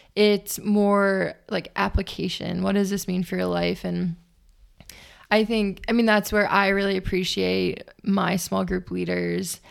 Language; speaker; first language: English; native; English